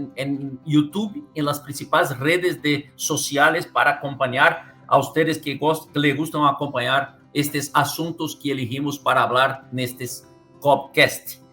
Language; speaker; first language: Spanish; non-native, learner; Portuguese